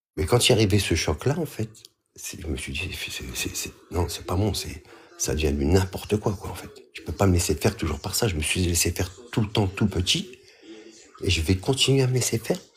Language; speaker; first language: French; early bilingual, other home language; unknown